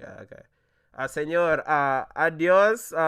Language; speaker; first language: Spanish; non-native, learner; English